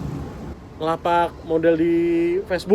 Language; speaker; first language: Indonesian; native; Indonesian